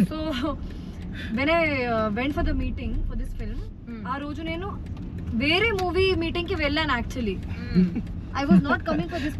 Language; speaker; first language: Telugu; non-native, fluent; Hindi